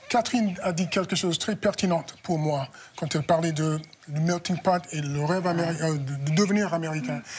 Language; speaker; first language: French; non-native, fluent; English